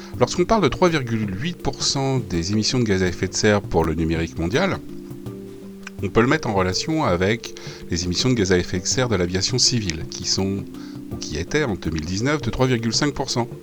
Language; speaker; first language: French; native; French